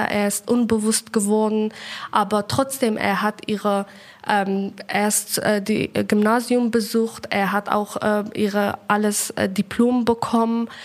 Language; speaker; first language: German; non-native, learner; Persian